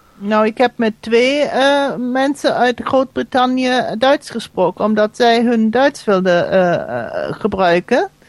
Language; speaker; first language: Dutch; non-native, fluent; German